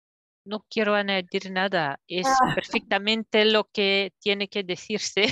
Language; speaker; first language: Spanish; non-native, fluent; French